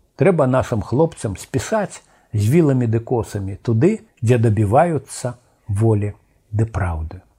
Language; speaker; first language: Belarusian; native; Belarusian